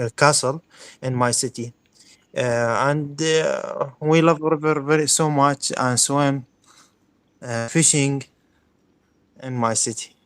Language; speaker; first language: English; non-native, learner; Arabic